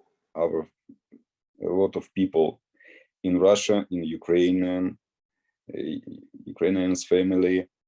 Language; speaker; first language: English; non-native, learner; Ukrainian